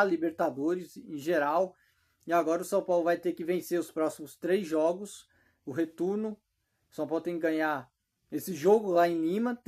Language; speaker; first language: Portuguese; native; Portuguese